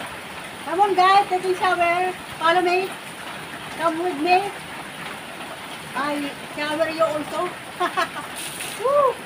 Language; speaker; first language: English; non-native, learner; Filipino